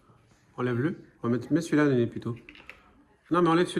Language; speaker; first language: French; native; French